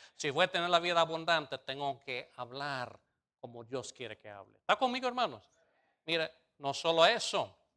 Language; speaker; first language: Spanish; non-native, fluent; English